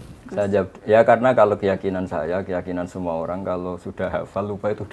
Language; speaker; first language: Indonesian; native; Indonesian